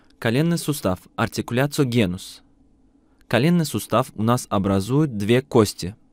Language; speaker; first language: Russian; non-native, local second language; Uzbek